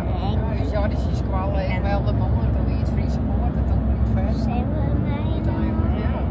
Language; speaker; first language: Dutch; native; Dutch